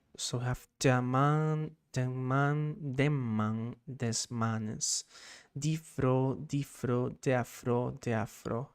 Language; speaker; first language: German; non-native, learner; Spanish